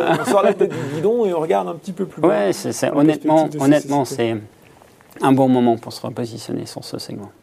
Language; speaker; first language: French; native; French